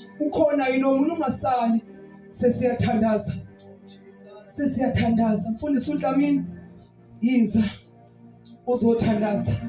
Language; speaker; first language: Zulu; native; Zulu